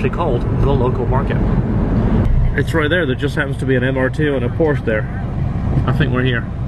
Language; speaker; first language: English; native; English